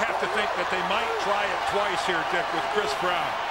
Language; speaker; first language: English; native; English